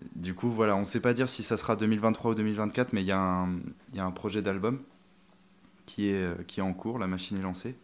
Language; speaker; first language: French; native; French